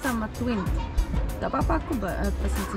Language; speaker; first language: Indonesian; early bilingual, heritage; Indonesian